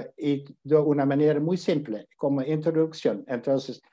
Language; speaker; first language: Spanish; non-native, fluent; Dutch